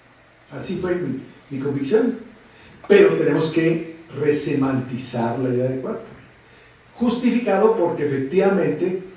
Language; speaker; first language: Spanish; native; Spanish